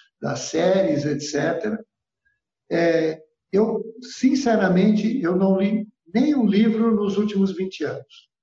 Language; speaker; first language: Portuguese; early bilingual, other home language; Italian